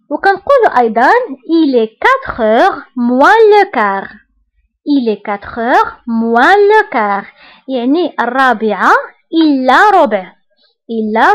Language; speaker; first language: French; non-native, local second language; Arabic